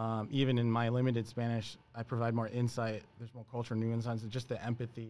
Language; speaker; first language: English; early bilingual, other home language; Spanish